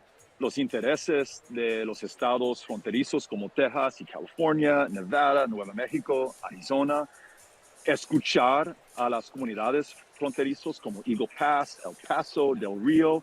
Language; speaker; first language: Spanish; non-native, fluent; English